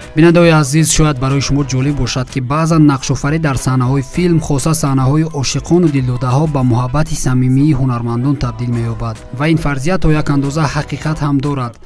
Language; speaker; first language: Tajik; native; Tajik